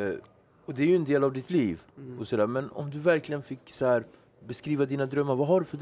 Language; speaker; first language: Swedish; native; Swedish